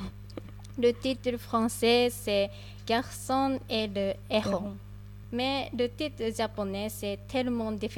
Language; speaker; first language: French; non-native, learner; Japanese